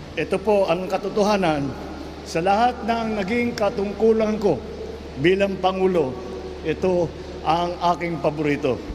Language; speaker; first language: Filipino; native; Filipino